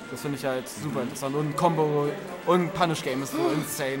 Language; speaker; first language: German; native; German